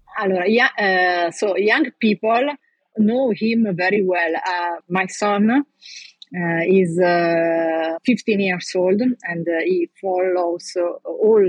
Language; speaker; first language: English; non-native, learner; Italian